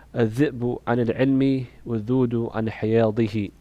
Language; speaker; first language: Arabic; non-native, fluent; English